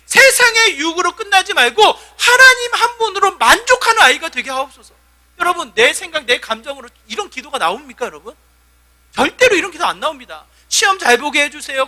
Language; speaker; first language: Korean; native; Korean